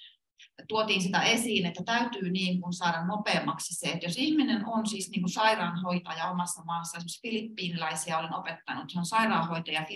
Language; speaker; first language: Finnish; native; Finnish